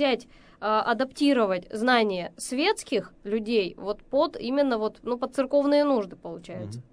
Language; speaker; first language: Russian; native; Russian